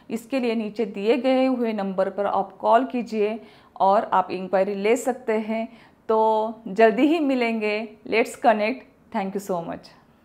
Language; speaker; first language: Hindi; non-native, local second language; Marathi